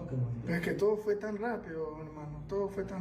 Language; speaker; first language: Spanish; native; Spanish